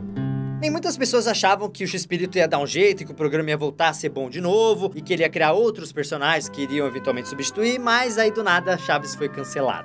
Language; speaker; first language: Portuguese; native; Portuguese